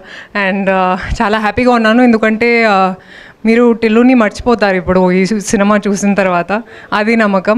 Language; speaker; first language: Telugu; non-native, local second language; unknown